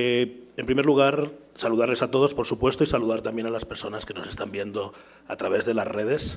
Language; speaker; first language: Spanish; native; Spanish